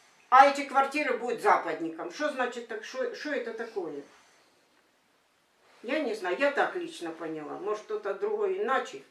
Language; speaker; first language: Russian; native; Russian